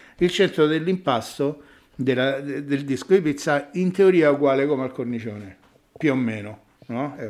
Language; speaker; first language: Italian; native; Italian